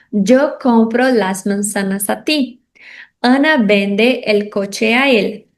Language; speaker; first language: Spanish; non-native, fluent; Portuguese